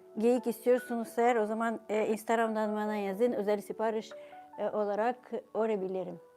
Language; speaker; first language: Turkish; non-native, fluent; Ukrainian